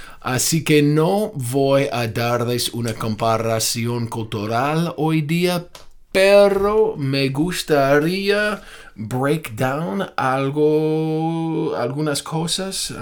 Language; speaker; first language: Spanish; non-native, fluent; English